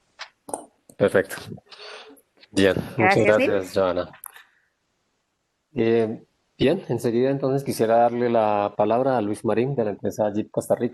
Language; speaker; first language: Spanish; native; Spanish